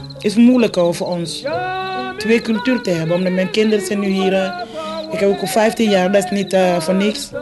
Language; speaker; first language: Dutch; non-native, fluent; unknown